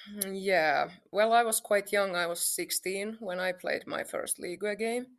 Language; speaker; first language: English; non-native, fluent; Finnish